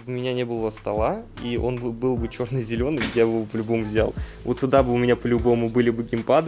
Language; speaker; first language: Russian; native; Russian